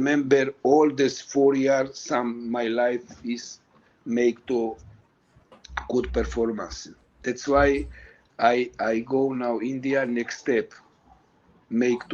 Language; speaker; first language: English; non-native, learner; Georgian